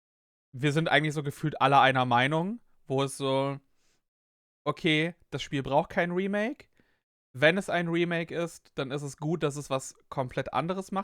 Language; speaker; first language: German; native; German